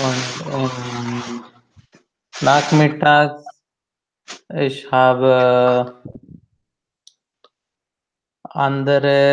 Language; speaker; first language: German; non-native, learner; Hindi